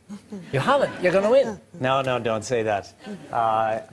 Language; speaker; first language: English; native; English